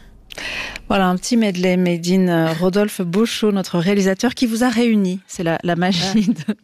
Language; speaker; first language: French; native; French